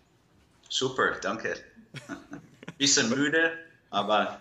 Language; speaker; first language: German; non-native, learner; English